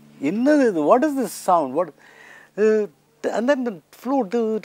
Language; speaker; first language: Tamil; native; Tamil